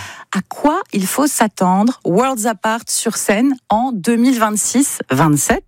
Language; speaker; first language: French; native; French